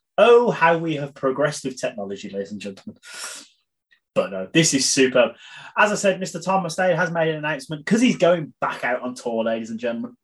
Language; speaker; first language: English; native; English